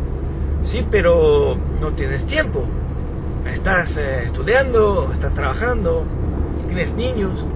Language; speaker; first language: Spanish; non-native, fluent; French